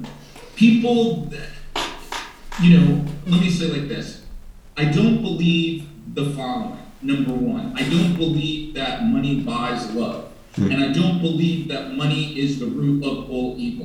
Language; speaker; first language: English; native; English